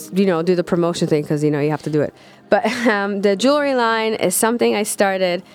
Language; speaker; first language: English; non-native, fluent; Hebrew